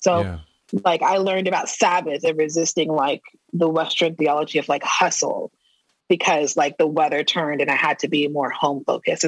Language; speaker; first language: English; native; English